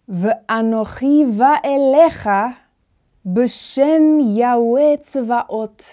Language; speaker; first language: Hebrew; non-native, fluent; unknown